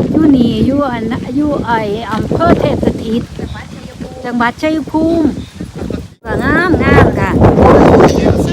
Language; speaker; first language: Thai; native; Thai